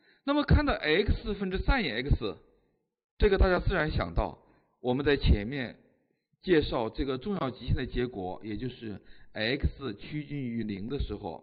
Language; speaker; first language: Chinese; native; Chinese